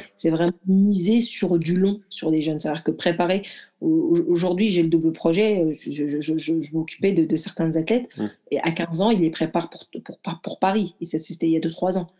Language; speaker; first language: French; early bilingual, other home language; Arabic